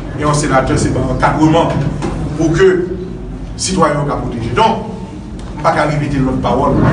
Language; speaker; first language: French; non-native, local second language; Haitian Creole